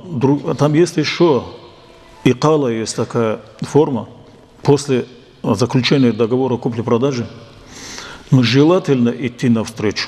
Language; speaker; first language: Russian; non-native, local second language; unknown